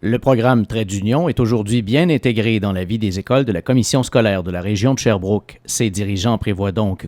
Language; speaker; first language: French; native; French